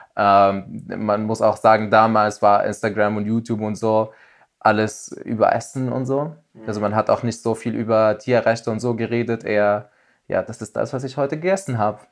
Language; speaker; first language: German; non-native, fluent; Arabic